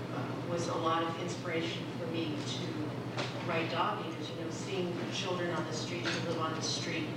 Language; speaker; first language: English; non-native, local second language; Filipino